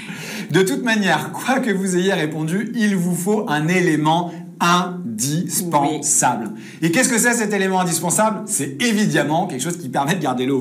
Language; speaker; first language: French; native; French